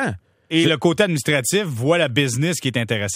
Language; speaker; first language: French; native; French